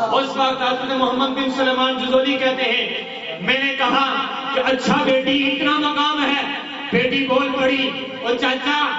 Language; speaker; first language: Urdu; non-native, local second language; Punjabi